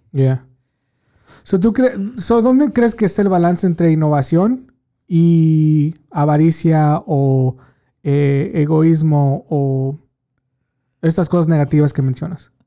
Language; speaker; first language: Spanish; early bilingual, heritage; Spanish